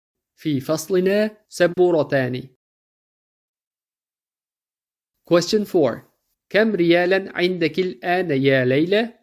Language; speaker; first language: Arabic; non-native, fluent; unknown